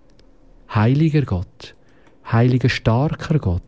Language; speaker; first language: German; native; German